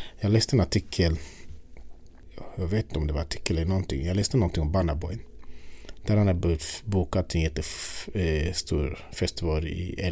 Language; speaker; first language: Swedish; non-native, fluent; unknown